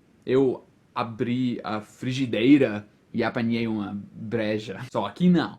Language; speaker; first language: Portuguese; non-native, fluent; English